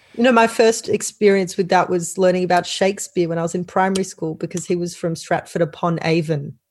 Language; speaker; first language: English; native; English